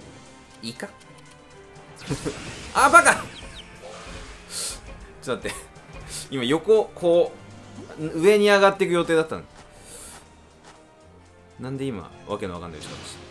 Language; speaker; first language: Japanese; native; Japanese